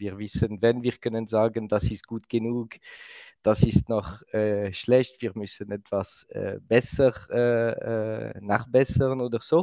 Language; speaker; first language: German; non-native, local second language; French